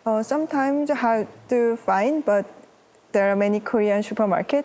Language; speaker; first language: English; non-native, learner; Korean